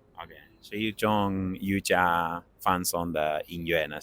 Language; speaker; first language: Chinese; non-native, learner; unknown